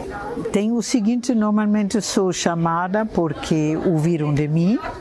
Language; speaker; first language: Portuguese; non-native, fluent; German